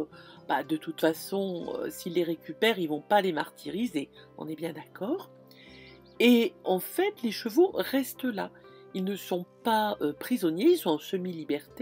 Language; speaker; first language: French; native; French